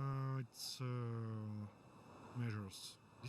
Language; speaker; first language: English; non-native, learner; Russian